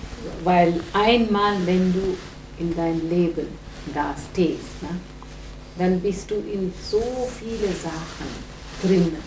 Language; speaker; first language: German; non-native, fluent; Gujarati